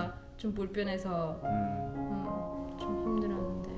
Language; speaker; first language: Korean; non-native, learner; German